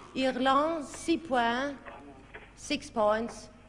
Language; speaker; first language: English; non-native, fluent; Swedish